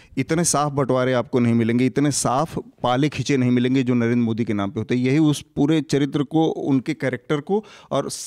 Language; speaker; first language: Hindi; native; Hindi